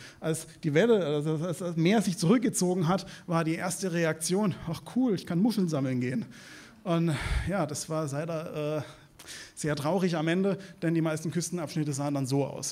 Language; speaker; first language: German; native; German